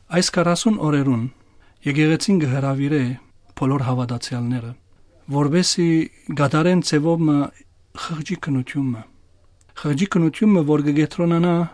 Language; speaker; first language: Armenian; native; Armenian